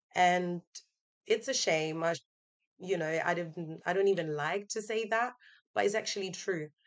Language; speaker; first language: English; non-native, fluent; Italian